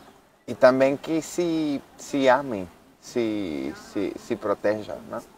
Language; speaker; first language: Portuguese; non-native, fluent; Spanish